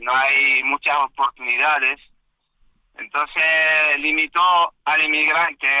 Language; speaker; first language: Spanish; non-native, fluent; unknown